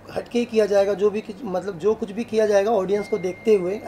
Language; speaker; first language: Hindi; native; Hindi